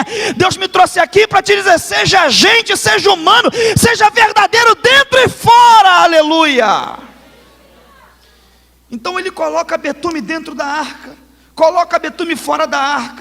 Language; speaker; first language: Portuguese; native; Portuguese